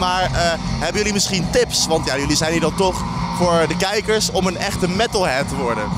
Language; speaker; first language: Dutch; native; Dutch